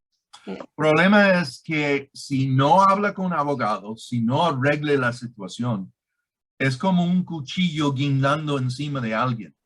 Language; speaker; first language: Spanish; non-native, fluent; English